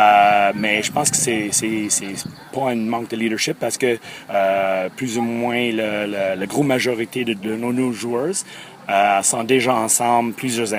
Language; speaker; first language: French; non-native, fluent; English